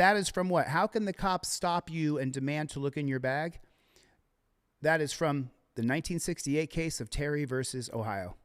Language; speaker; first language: English; native; English